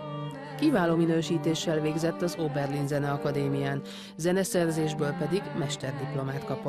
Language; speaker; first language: Hungarian; native; Hungarian